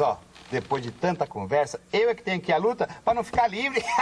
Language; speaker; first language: Portuguese; native; Portuguese